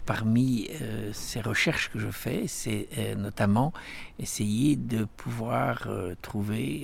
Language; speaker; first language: French; native; French